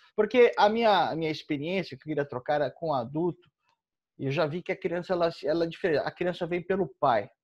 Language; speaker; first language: Portuguese; native; Portuguese